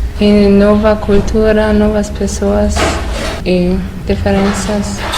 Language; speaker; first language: Portuguese; non-native, learner; German